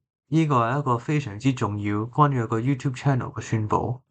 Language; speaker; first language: Cantonese; early bilingual, heritage; Cantonese